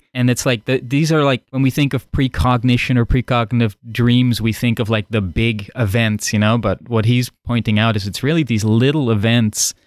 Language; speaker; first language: English; non-native, fluent; Dutch